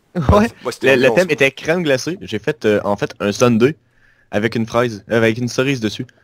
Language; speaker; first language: French; native; French